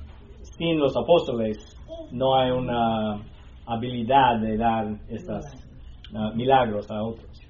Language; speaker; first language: Spanish; non-native, learner; English